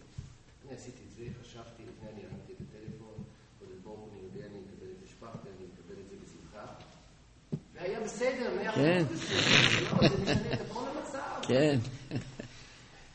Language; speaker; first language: Hebrew; non-native, learner; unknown